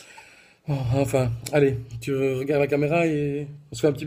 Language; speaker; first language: French; native; French